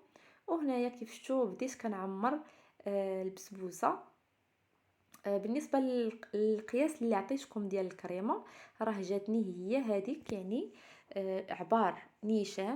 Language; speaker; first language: Arabic; native; Arabic